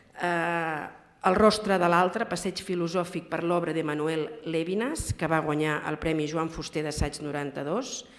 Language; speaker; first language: Catalan; native; Catalan